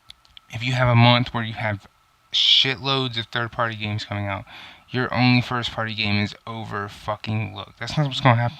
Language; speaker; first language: English; native; English